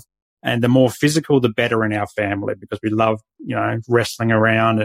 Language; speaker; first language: English; native; English